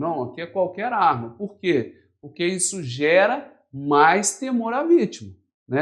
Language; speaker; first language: Portuguese; native; Portuguese